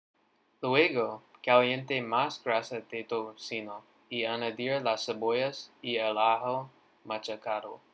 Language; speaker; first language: Spanish; non-native, learner; English